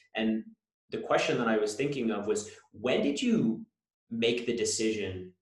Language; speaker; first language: English; native; English